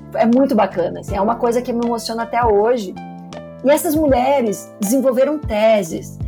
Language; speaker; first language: Portuguese; native; Portuguese